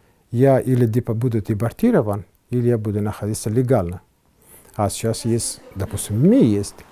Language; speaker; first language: Russian; non-native, fluent; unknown